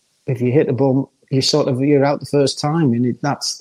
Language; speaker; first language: English; native; English